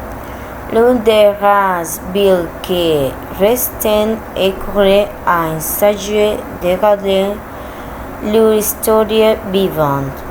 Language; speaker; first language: French; non-native, learner; Spanish